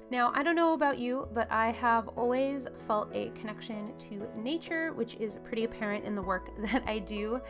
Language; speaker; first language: English; native; English